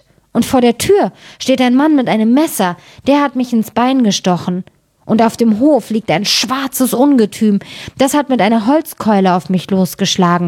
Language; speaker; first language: German; native; German